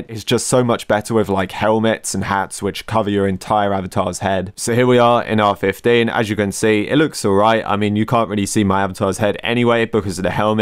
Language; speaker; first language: English; native; English